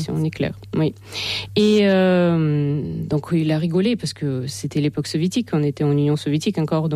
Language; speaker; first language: French; non-native, fluent; Russian